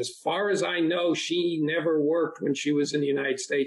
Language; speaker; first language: English; early bilingual, other home language; Italian